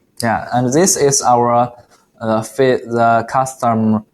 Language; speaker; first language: English; non-native, learner; Chinese